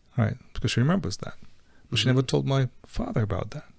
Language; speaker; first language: English; non-native, fluent; Ukrainian